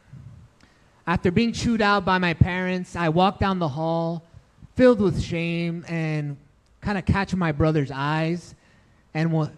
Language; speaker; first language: English; native; English